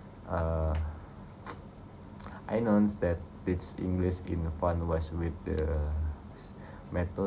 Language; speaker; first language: English; non-native, learner; Indonesian